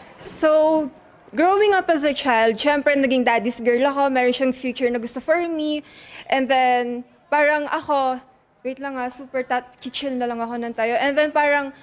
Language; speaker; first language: Filipino; native; Filipino